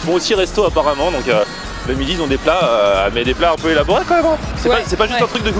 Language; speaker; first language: French; native; French